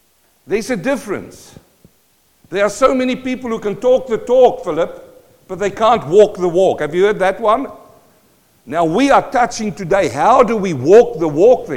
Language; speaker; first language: English; non-native, local second language; Afrikaans